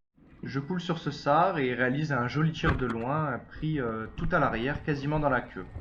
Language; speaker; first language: French; native; French